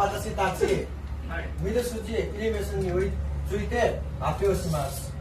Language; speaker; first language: Japanese; non-native, learner; Nepali